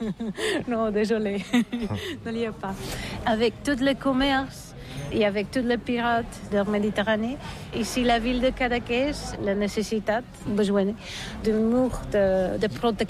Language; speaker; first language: French; non-native, learner; Catalan